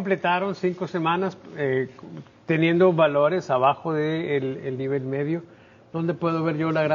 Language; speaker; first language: Spanish; native; Spanish